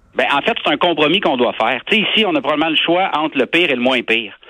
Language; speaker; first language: French; native; French